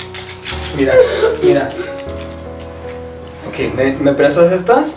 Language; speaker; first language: Spanish; early bilingual, heritage; Spanish